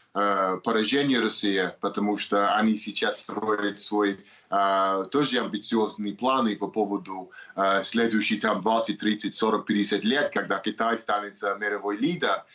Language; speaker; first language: Russian; non-native, learner; English